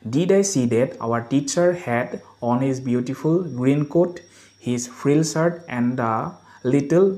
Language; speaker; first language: English; non-native, local second language; Assamese